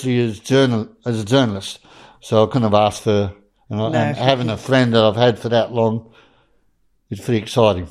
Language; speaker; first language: English; native; English